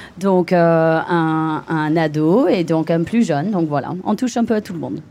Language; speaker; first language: French; non-native, fluent; English